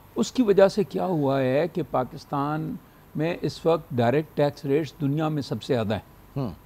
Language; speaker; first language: Urdu; non-native, local second language; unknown